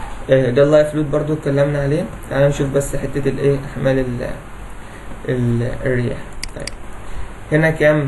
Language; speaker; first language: Arabic; native; Arabic